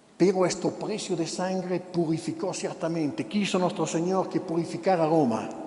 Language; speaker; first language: Spanish; non-native, fluent; Italian